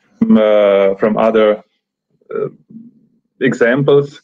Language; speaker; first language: English; non-native, fluent; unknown